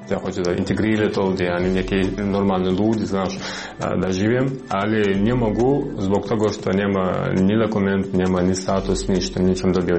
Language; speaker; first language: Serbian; non-native, learner; Russian